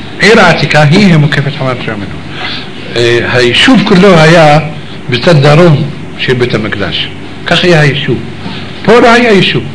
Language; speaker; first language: Hebrew; native; Hebrew